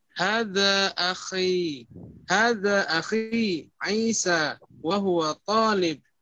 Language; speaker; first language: Arabic; non-native, learner; Indonesian